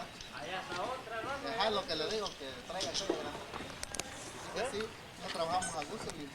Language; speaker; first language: Spanish; native; Spanish